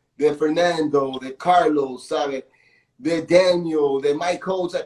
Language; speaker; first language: Spanish; early bilingual, heritage; Spanish